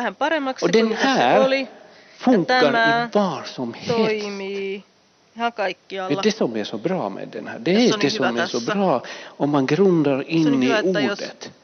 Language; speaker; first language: Swedish; non-native, fluent; Finnish